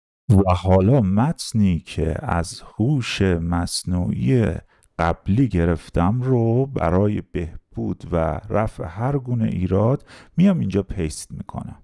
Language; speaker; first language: Persian; native; Persian